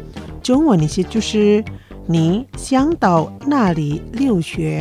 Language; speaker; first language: Chinese; non-native, fluent; Indonesian